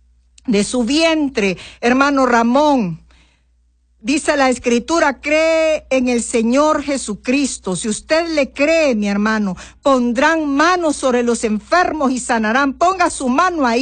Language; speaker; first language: Spanish; native; Spanish